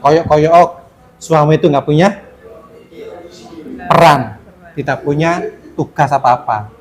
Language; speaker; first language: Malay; non-native, local second language; Javanese